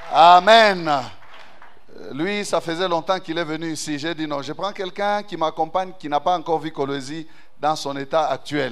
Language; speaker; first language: French; non-native, local second language; Swahili